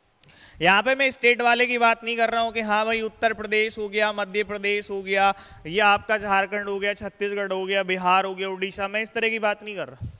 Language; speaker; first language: Hindi; native; Hindi